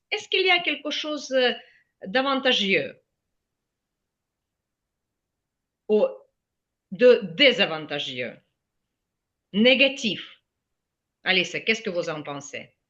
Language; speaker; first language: French; non-native, fluent; Ukrainian